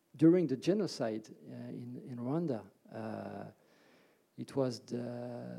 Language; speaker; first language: English; early bilingual, other home language; French